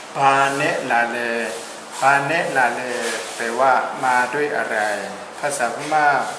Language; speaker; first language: Thai; non-native, fluent; Burmese